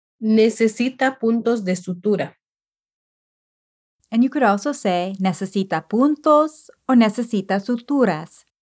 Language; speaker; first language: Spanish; non-native, fluent; English